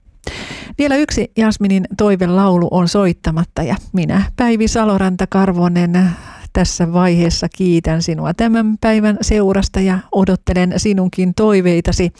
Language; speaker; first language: Finnish; native; Finnish